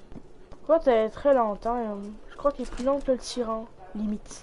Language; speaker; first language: French; native; French